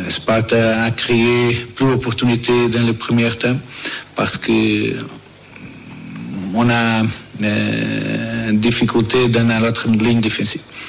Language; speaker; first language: French; non-native, learner; Portuguese